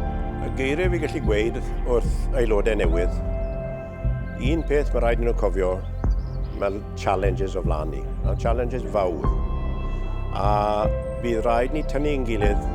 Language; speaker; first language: Welsh; native; Welsh